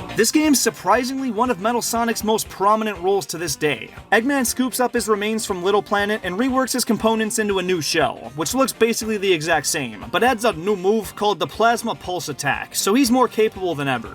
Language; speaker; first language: English; native; English